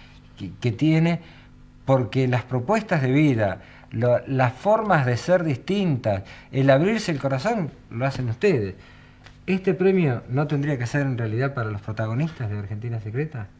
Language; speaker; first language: Spanish; native; Spanish